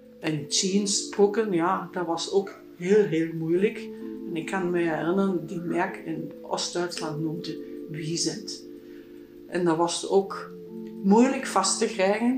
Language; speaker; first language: Dutch; non-native, fluent; German